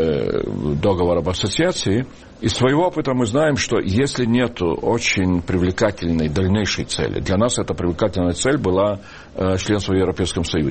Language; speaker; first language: Russian; non-native, local second language; Lithuanian